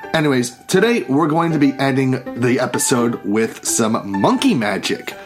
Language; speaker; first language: English; native; English